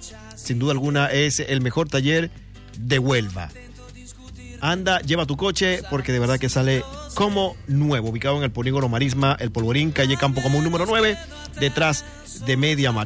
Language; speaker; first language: Spanish; native; Spanish